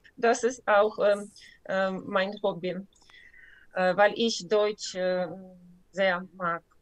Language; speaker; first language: German; non-native, learner; Ukrainian